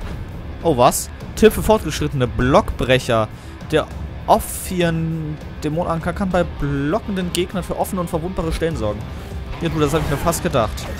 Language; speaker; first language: German; native; German